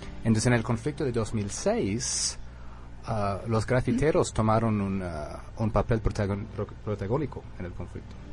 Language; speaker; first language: Spanish; non-native, fluent; English